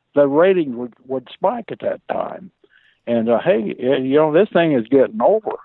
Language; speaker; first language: English; native; English